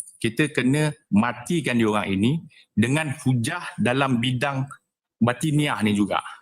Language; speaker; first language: Malay; native; Malay